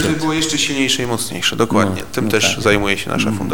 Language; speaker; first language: Polish; native; Polish